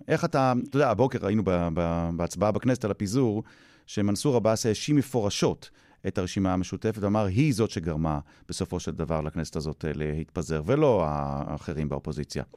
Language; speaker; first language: Hebrew; native; Hebrew